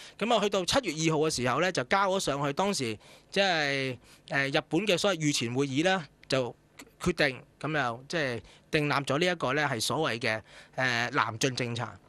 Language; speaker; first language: Cantonese; native; Cantonese